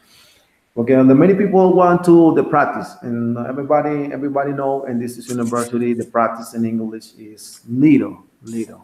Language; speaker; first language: English; non-native, learner; Spanish